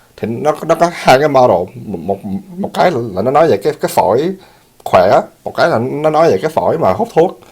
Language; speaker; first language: Vietnamese; early bilingual, heritage; Vietnamese